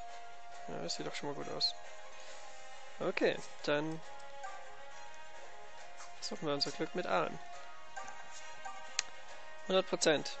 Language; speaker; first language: German; native; German